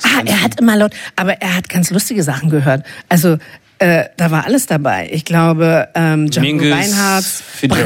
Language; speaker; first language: German; native; German